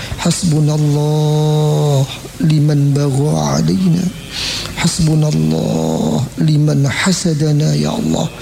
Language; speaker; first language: Arabic; non-native, fluent; Javanese